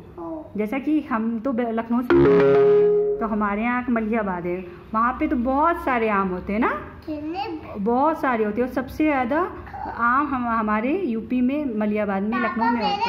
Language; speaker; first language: Hindi; native; Hindi